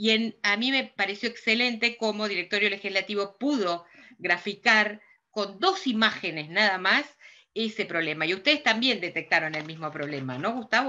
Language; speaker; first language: Spanish; native; Spanish